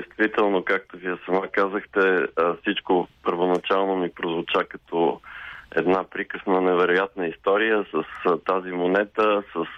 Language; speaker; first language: Bulgarian; native; Bulgarian